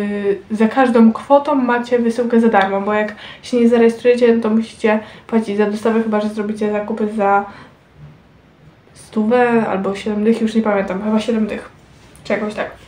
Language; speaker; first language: Polish; native; Polish